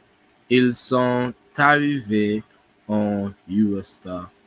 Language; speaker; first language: French; non-native, learner; English